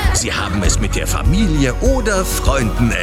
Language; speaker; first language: German; native; German